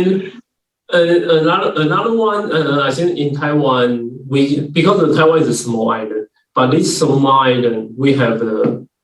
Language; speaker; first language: English; non-native, learner; Chinese